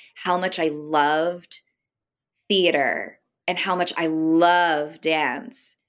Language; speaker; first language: English; native; English